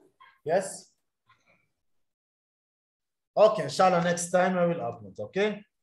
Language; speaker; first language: English; non-native, fluent; Arabic